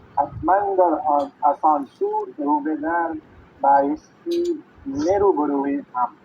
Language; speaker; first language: Persian; non-native, learner; Urdu